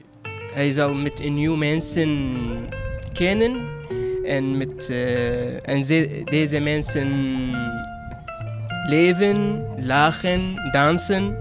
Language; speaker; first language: Dutch; non-native, learner; Arabic